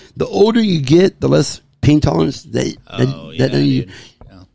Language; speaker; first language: English; native; English